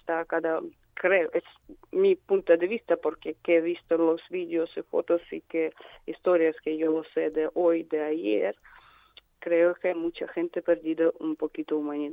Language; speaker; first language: Spanish; non-native, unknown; Russian